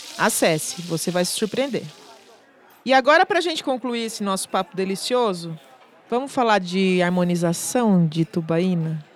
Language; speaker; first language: Portuguese; native; Portuguese